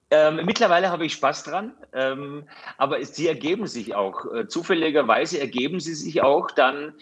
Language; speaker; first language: German; native; German